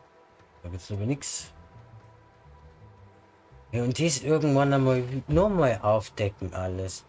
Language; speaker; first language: German; native; German